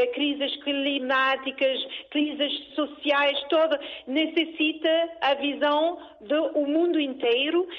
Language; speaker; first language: Portuguese; early bilingual, other home language; Kabuverdianu